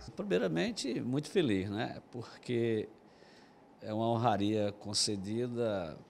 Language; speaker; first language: Portuguese; native; Portuguese